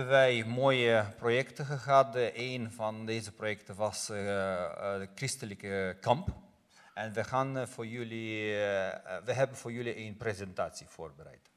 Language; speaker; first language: Dutch; non-native, fluent; Russian